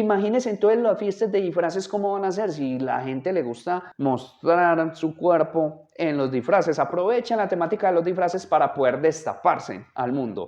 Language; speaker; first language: Spanish; native; Spanish